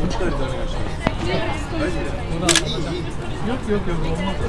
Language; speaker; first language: Turkish; non-native, learner; Japanese